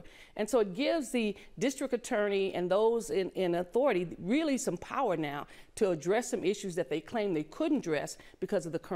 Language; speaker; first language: English; native; English